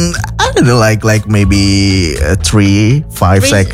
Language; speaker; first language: English; non-native, fluent; Indonesian